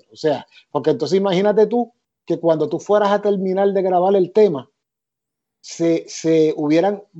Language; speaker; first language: Spanish; native; Spanish